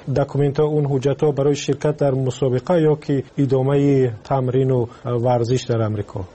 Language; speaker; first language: Persian; native; Persian